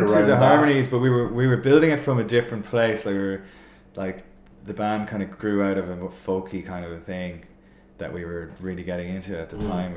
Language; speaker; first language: English; native; English